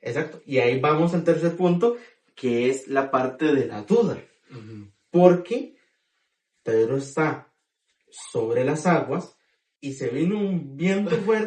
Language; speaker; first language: Spanish; native; Spanish